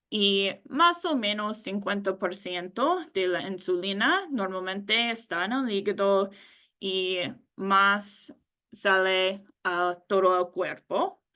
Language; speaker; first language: Spanish; non-native, learner; English